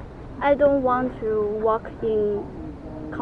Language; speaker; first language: English; non-native, learner; Chinese